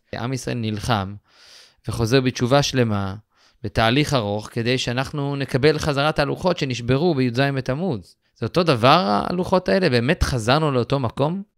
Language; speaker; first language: Hebrew; native; Hebrew